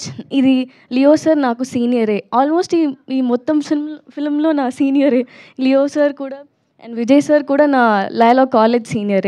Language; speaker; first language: Telugu; non-native, learner; Tamil